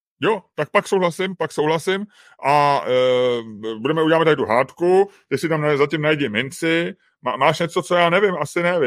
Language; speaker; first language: Czech; native; Czech